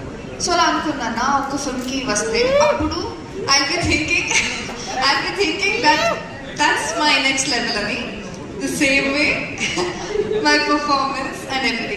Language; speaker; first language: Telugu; non-native, fluent; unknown